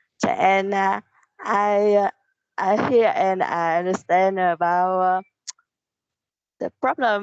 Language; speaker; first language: English; non-native, learner; Vietnamese